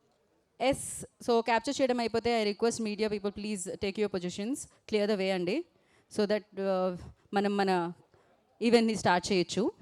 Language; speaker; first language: Telugu; native; Telugu